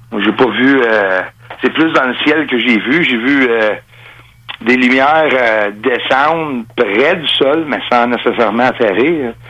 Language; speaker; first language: French; non-native, local second language; English